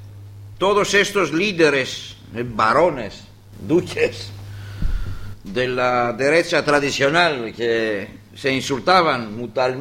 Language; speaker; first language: Spanish; non-native, learner; Greek